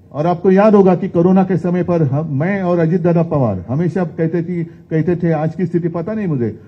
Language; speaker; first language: Hindi; non-native, local second language; Marathi